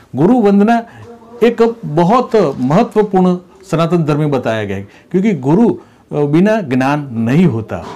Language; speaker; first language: Hindi; non-native, local second language; Gujarati